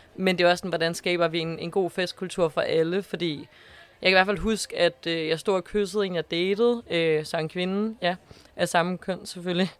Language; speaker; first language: Danish; native; Danish